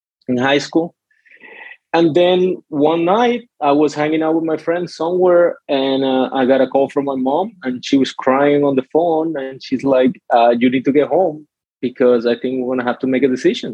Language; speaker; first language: English; non-native, fluent; Spanish